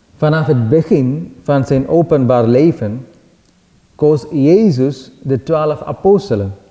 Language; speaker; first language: Dutch; non-native, fluent; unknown